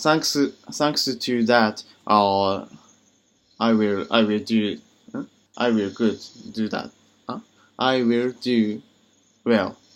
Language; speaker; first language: English; non-native, learner; Japanese